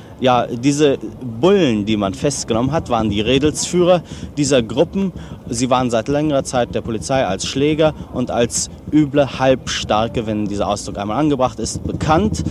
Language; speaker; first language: German; native; German